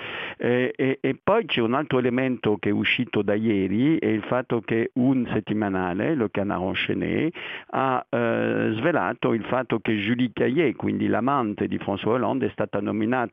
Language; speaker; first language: Italian; non-native, fluent; French